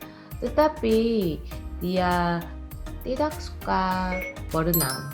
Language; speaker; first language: Indonesian; non-native, learner; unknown